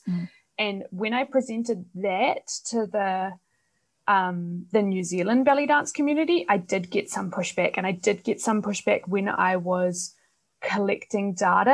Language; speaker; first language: English; native; English